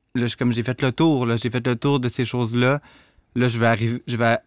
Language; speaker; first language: French; native; French